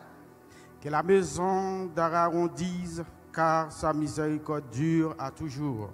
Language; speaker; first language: French; non-native, local second language; Haitian Creole